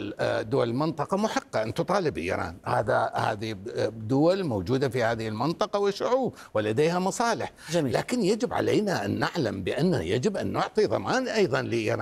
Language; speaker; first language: Arabic; non-native, fluent; Persian